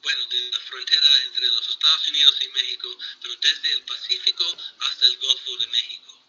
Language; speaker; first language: Spanish; non-native, fluent; English